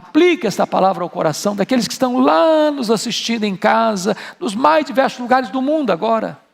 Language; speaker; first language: Portuguese; native; Portuguese